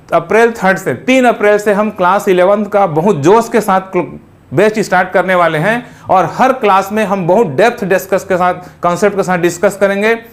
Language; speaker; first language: Hindi; native; Hindi